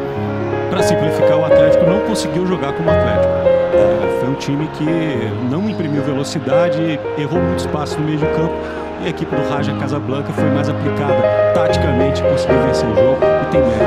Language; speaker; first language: Portuguese; native; Portuguese